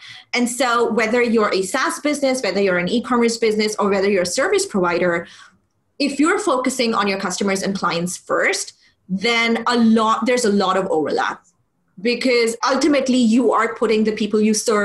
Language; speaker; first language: English; non-native, local second language; Urdu